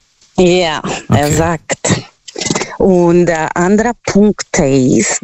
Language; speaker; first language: German; non-native, fluent; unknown